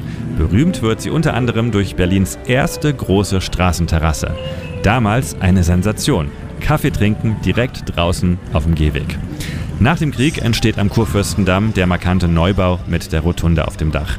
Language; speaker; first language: German; native; German